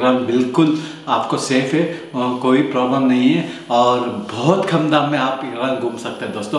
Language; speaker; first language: Hindi; non-native, local second language; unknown